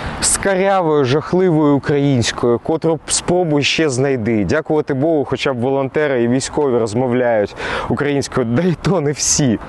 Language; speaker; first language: Ukrainian; non-native, local second language; Russian